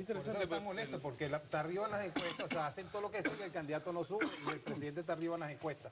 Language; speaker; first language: Spanish; native; Spanish